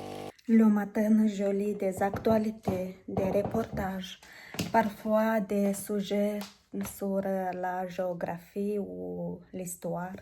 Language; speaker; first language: French; non-native, learner; Romanian